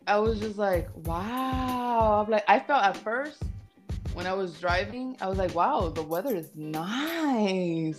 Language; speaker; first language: English; early bilingual, other home language; Spanish